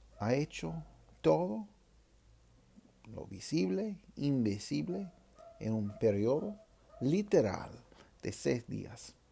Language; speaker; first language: Spanish; non-native, fluent; English